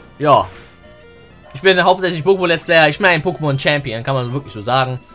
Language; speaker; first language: German; early bilingual, other home language; Turkish